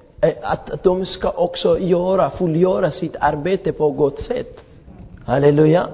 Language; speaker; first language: Swedish; non-native, fluent; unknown